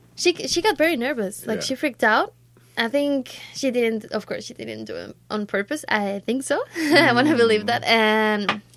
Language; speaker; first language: English; non-native, fluent; Spanish